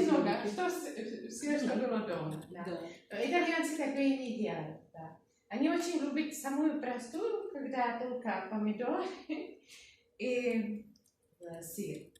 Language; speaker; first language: Russian; non-native, learner; Czech